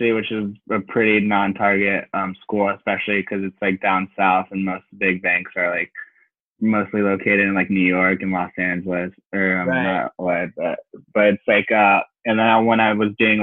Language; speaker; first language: English; native; English